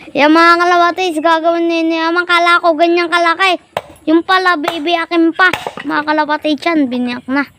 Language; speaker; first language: Filipino; native; Filipino